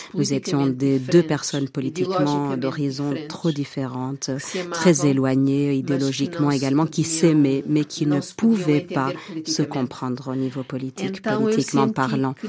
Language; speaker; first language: French; non-native, fluent; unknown